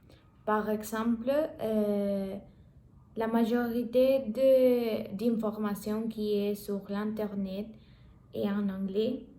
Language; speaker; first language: French; non-native, learner; Spanish